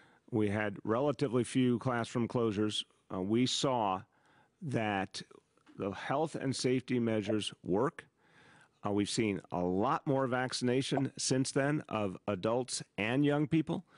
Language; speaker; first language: English; native; English